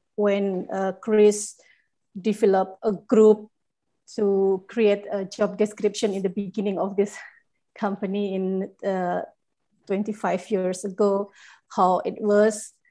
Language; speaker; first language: English; non-native, fluent; Indonesian